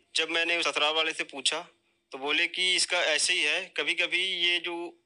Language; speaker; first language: Hindi; native; Hindi